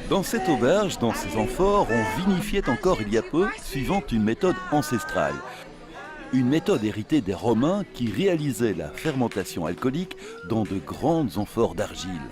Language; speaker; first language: French; native; French